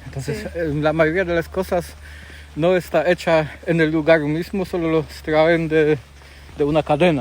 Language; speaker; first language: Spanish; non-native, fluent; Polish